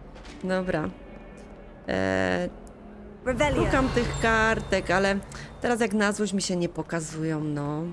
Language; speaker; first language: Polish; native; Polish